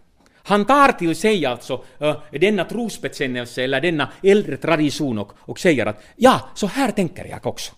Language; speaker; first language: Swedish; non-native, fluent; Finnish